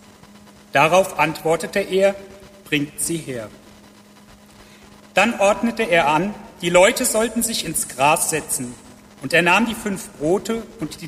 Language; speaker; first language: German; native; German